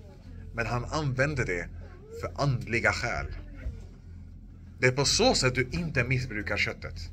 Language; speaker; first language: Swedish; non-native, local second language; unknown